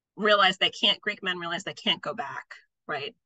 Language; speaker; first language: English; native; English